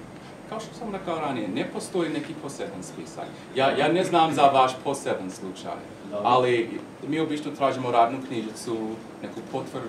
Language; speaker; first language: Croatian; non-native, learner; English